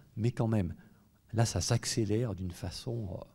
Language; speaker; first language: French; native; French